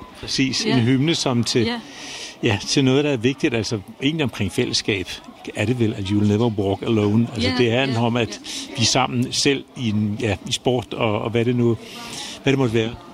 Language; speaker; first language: Danish; native; Danish